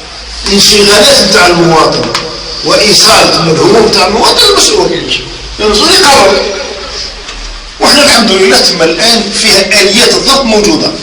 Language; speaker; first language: Arabic; native; Arabic